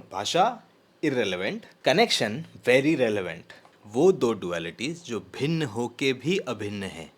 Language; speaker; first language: Hindi; native; Hindi